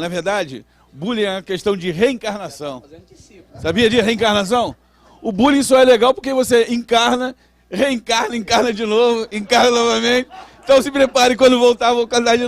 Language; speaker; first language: Portuguese; native; Portuguese